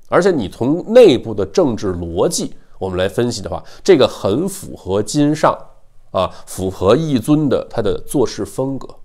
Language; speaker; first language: Chinese; native; Chinese